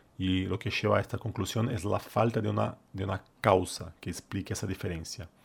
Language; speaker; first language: Spanish; non-native, fluent; Portuguese